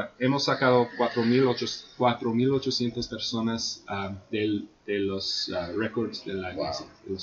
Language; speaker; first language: Spanish; non-native, fluent; English